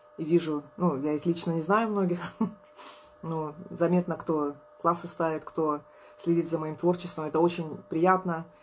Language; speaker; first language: Russian; native; Russian